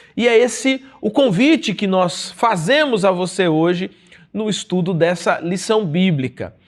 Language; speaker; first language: Portuguese; native; Portuguese